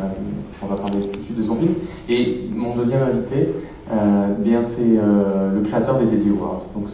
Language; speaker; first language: French; native; French